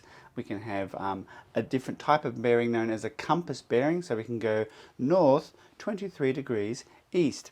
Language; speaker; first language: English; native; English